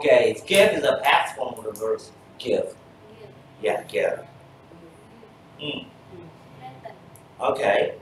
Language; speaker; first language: English; non-native, fluent; Vietnamese